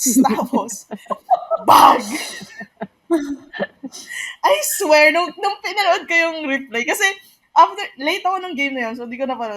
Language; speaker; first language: Filipino; native; Filipino